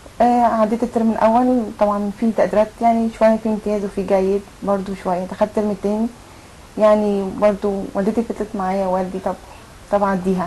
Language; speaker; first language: Arabic; native; Arabic